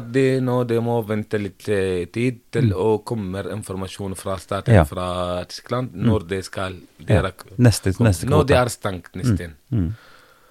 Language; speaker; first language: Norwegian; non-native, learner; Arabic